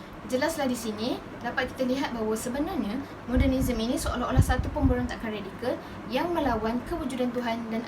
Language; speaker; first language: Malay; native; Malay